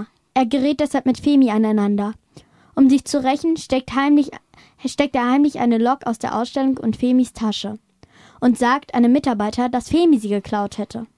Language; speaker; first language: German; native; German